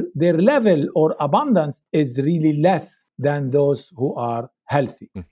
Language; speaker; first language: English; non-native, fluent; Arabic